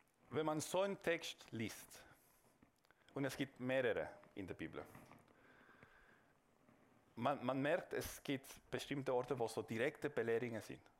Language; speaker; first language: German; non-native, fluent; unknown